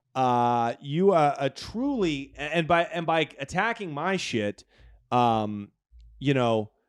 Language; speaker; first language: English; native; English